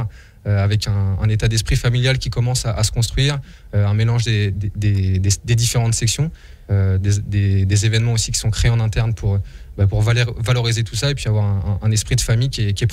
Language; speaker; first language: French; native; French